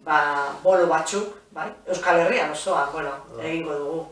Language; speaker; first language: Basque; non-native, local second language; Spanish